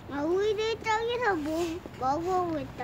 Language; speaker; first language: Korean; early bilingual, other home language; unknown